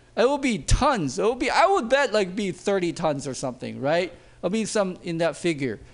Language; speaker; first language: English; non-native, fluent; Chinese